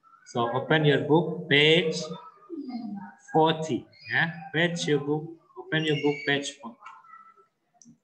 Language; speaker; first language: English; non-native, fluent; Indonesian